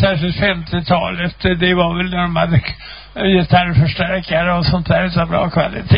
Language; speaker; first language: Swedish; native; Swedish